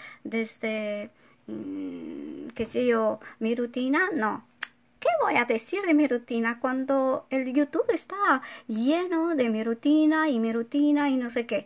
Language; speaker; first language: Spanish; non-native, fluent; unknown